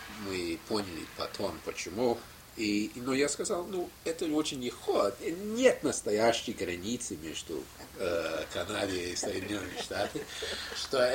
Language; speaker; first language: Russian; non-native, fluent; English